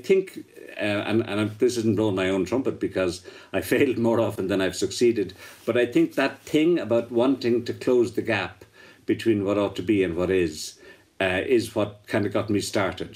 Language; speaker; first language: English; native; English